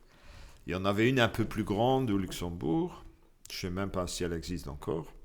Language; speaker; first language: French; non-native, local second language; Luxembourgish